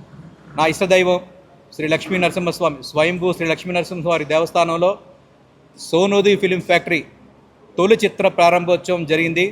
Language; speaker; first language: Telugu; native; Telugu